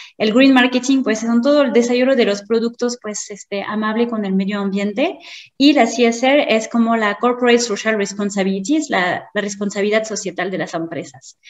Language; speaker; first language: Spanish; non-native, fluent; French